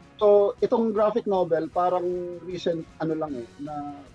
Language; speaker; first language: Filipino; native; Filipino